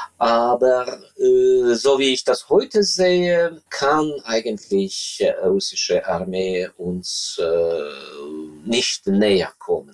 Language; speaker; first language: German; non-native, fluent; Ukrainian